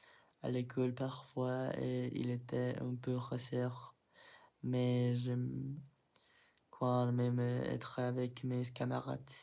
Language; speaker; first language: French; non-native, learner; Spanish